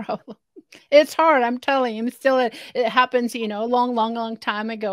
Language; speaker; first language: English; non-native, fluent; Spanish